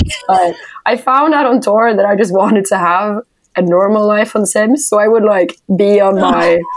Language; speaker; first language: English; non-native, fluent; Norwegian